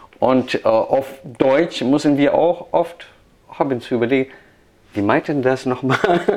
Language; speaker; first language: German; non-native, fluent; Portuguese